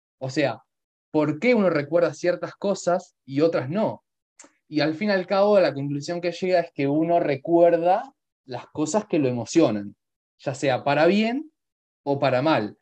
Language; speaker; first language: Spanish; native; Spanish